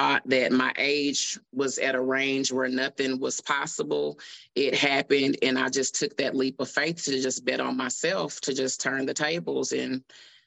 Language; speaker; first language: English; native; English